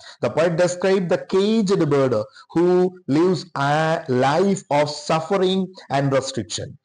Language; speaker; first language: English; non-native, local second language; Malayalam